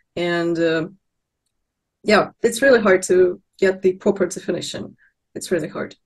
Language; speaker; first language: English; non-native, fluent; Russian